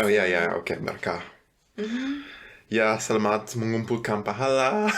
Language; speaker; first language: Indonesian; non-native, fluent; German